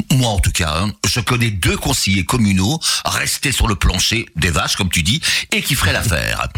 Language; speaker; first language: French; native; French